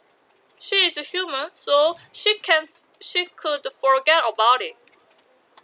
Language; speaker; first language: English; non-native, learner; Korean